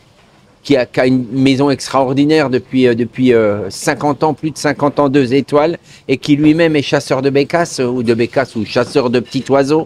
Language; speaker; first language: French; native; French